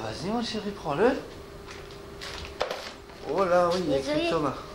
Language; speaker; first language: French; native; French